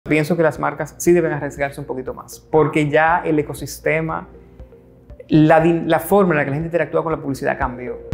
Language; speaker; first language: Spanish; native; Spanish